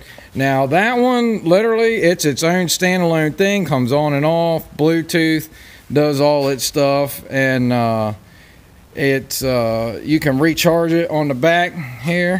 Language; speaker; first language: English; native; English